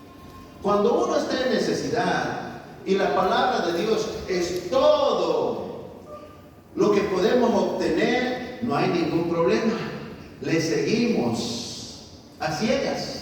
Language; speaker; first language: Spanish; native; Spanish